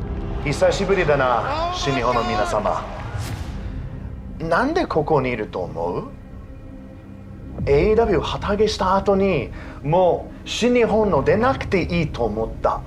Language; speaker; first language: Japanese; non-native, fluent; English